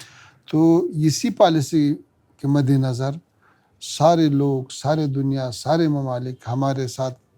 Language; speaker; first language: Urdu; non-native, learner; Pashto